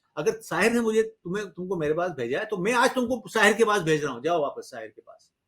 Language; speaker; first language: Hindi; native; Hindi